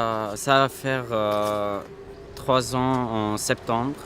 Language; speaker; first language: French; non-native, fluent; Armenian